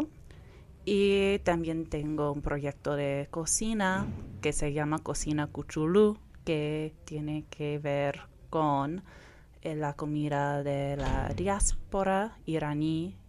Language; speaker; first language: Spanish; non-native, fluent; English